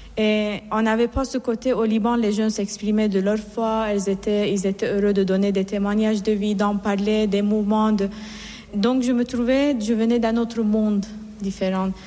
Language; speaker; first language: French; non-native, fluent; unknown